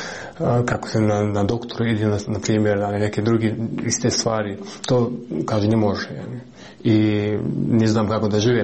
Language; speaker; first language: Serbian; non-native, learner; Russian